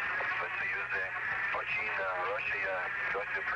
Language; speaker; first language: Russian; non-native, learner; English